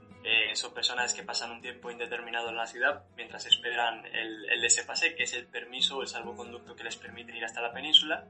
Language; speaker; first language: Spanish; native; Spanish